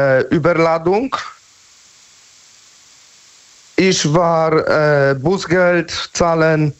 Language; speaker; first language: German; non-native, learner; Polish